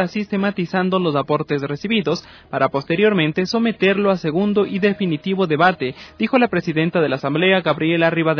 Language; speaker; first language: Spanish; native; Spanish